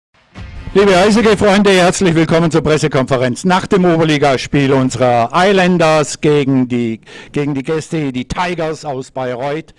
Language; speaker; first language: German; native; German